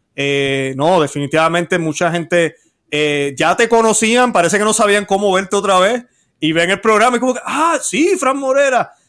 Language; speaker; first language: Spanish; native; Spanish